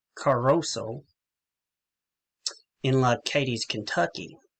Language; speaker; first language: Spanish; non-native, learner; English